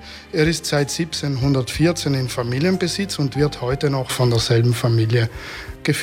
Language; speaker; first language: German; native; German